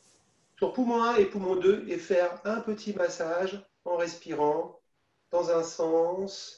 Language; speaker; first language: French; native; French